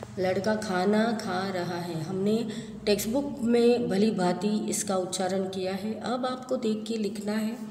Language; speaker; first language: Hindi; non-native, local second language; Gujarati